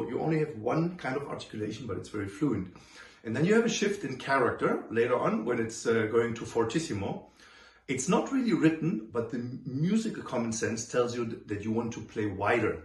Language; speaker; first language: English; non-native, fluent; German